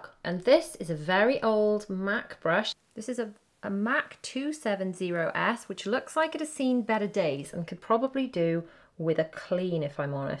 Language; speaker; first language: English; native; English